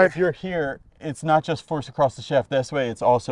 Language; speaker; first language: English; native; English